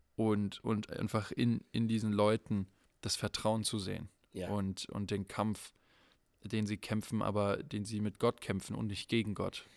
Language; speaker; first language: German; native; German